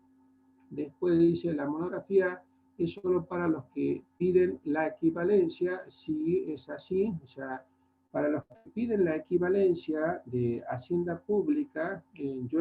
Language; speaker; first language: Spanish; native; Spanish